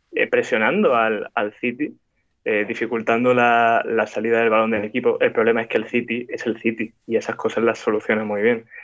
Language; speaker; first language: Spanish; native; Spanish